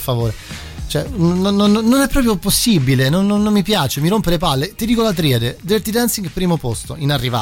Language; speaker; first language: Italian; native; Italian